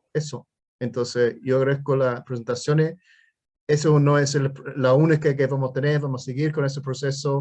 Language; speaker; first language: Spanish; non-native, fluent; English